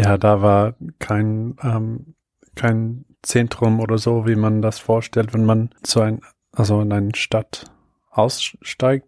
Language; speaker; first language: German; non-native, fluent; English